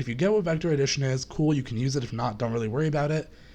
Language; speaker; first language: English; native; English